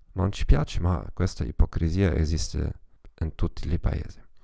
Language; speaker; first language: Italian; non-native, fluent; German